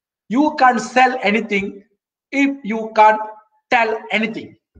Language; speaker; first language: English; non-native, local second language; Malay